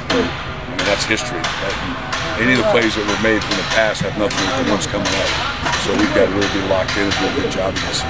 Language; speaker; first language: English; native; English